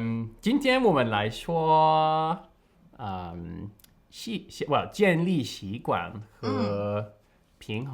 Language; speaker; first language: Chinese; non-native, learner; English